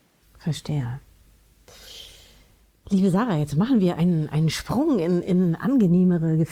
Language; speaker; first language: German; native; German